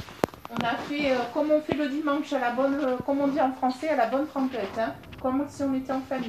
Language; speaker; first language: French; native; French